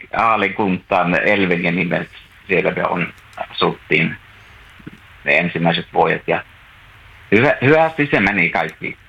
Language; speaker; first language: Finnish; native; Finnish